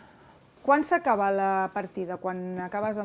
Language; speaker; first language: Catalan; native; Catalan